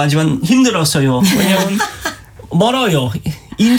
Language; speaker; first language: Korean; non-native, learner; German